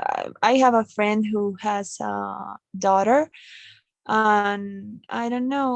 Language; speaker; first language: English; non-native, learner; Spanish